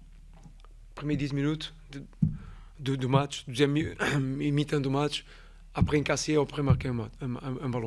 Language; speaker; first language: French; non-native, fluent; Portuguese